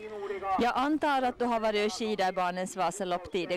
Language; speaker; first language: Swedish; native; Swedish